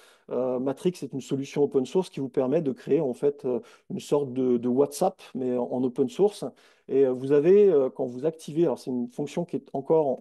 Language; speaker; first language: French; native; French